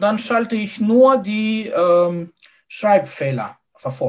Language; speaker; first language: German; non-native, fluent; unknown